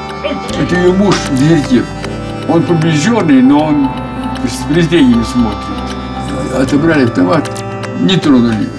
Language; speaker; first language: Russian; native; Russian